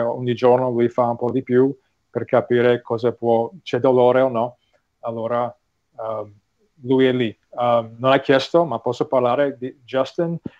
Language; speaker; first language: Italian; non-native, fluent; English